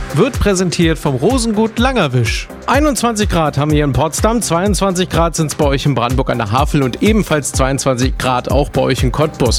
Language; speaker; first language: German; native; German